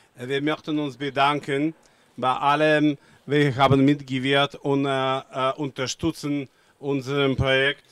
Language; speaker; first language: German; non-native, learner; Russian